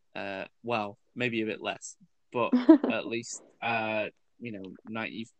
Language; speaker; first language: English; native; English